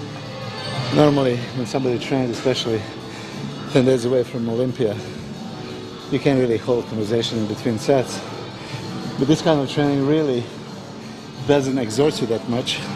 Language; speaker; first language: English; non-native, fluent; Serbian